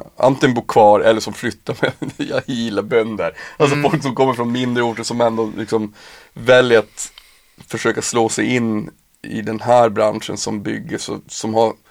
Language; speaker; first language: Swedish; native; Swedish